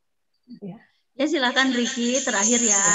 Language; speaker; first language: Indonesian; native; Indonesian